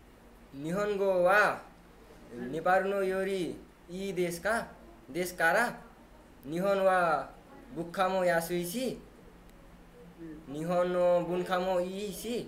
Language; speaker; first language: Japanese; non-native, learner; Nepali